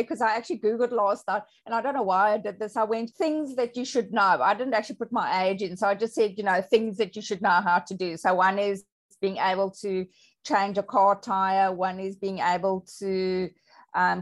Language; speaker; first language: English; native; English